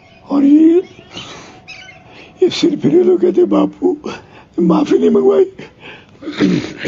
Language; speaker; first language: Hindi; non-native, local second language; Telugu